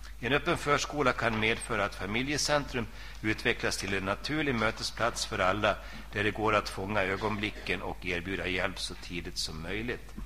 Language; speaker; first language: Swedish; native; Swedish